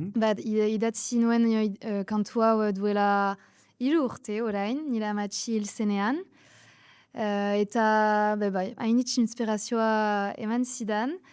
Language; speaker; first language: Basque; non-native, local second language; French